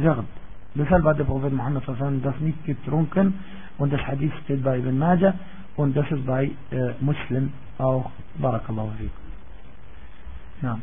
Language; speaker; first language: German; non-native, fluent; Arabic